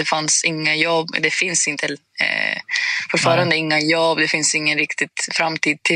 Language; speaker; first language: Swedish; non-native, fluent; Greek